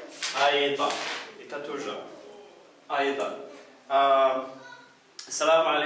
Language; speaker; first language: Arabic; non-native, fluent; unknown